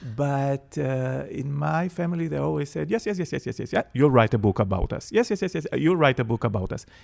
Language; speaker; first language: English; non-native, fluent; Hebrew